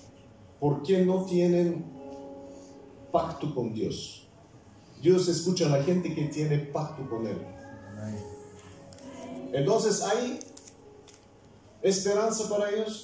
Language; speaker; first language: Spanish; non-native, fluent; Bulgarian